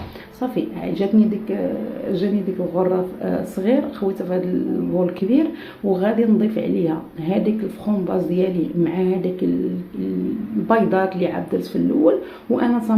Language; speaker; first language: Arabic; native; Arabic